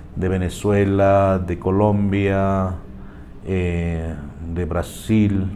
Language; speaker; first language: Spanish; native; Spanish